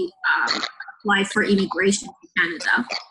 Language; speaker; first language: English; non-native, fluent; Persian